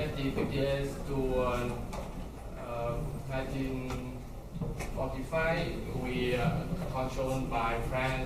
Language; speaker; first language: English; non-native, learner; Vietnamese